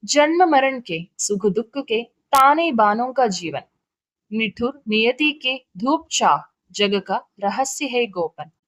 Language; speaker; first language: Hindi; non-native, local second language; Malayalam